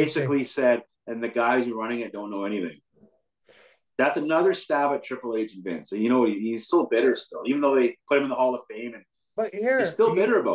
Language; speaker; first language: English; native; English